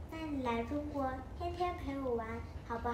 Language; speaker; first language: Chinese; non-native, fluent; Vietnamese